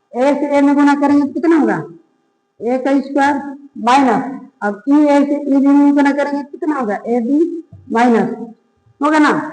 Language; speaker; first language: Hindi; native; Hindi